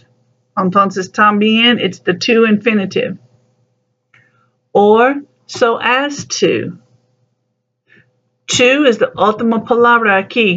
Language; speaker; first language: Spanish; non-native, learner; English